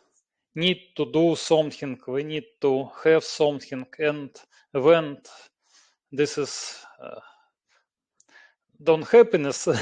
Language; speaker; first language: English; non-native, learner; Russian